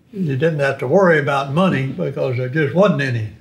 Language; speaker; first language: English; native; English